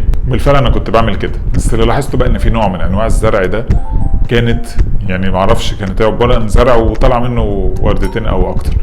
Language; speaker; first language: Arabic; native; Arabic